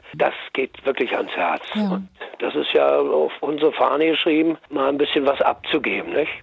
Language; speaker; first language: German; native; German